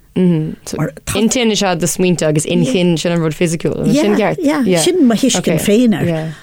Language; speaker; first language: Irish; non-native, local second language; English